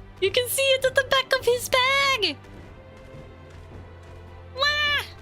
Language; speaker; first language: English; native; English